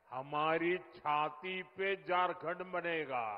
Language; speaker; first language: Hindi; non-native, local second language; Gujarati